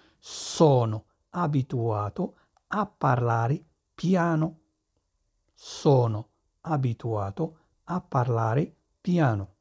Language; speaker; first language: Italian; non-native, fluent; Arabic